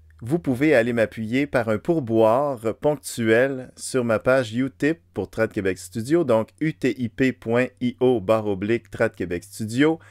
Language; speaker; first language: French; native; French